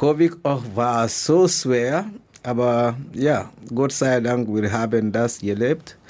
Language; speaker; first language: German; non-native, learner; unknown